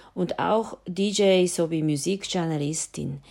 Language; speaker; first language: German; non-native, fluent; Japanese